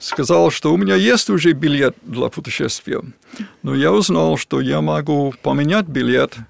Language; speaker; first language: Russian; non-native, fluent; English